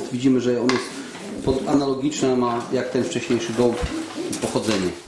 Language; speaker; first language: Polish; native; Polish